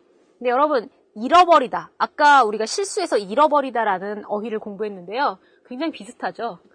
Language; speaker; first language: Korean; native; Korean